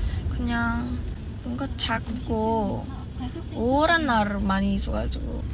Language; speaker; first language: Korean; non-native, fluent; Filipino